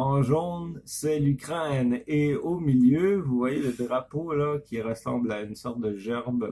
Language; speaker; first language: French; native; French